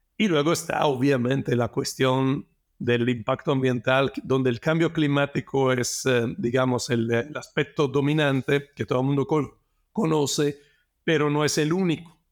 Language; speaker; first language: Spanish; non-native, fluent; Italian